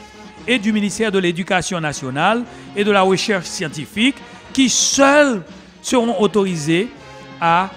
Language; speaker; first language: French; non-native, local second language; Haitian Creole